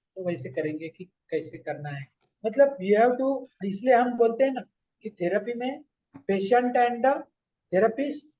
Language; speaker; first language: Hindi; non-native, local second language; Marathi